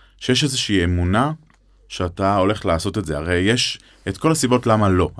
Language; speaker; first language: Hebrew; native; Hebrew